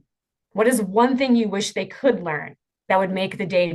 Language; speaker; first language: English; native; English